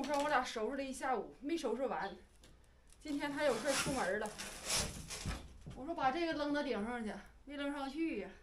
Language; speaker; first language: Chinese; native; Chinese